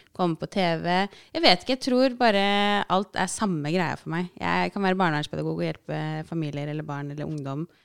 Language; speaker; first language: Norwegian; early bilingual, other home language; Arabic